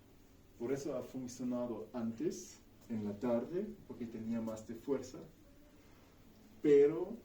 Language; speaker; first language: Spanish; non-native, fluent; German